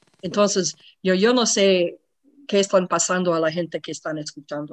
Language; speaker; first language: Spanish; non-native, learner; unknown